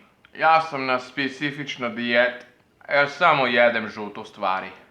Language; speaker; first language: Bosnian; non-native, learner; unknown